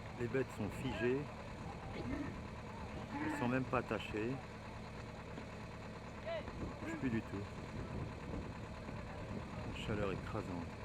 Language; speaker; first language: French; native; French